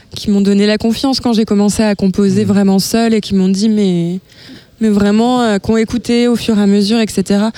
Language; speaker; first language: French; native; French